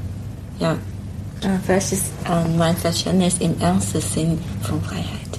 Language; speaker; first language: German; non-native, fluent; Chinese